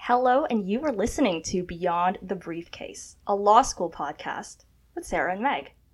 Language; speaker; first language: English; early bilingual, other home language; Chinese